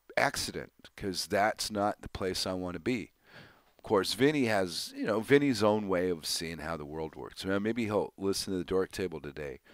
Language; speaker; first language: English; native; English